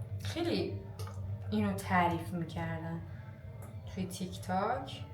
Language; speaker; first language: Persian; native; Persian